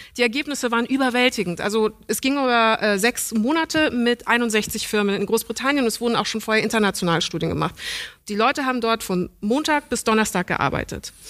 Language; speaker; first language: German; early bilingual, other home language; English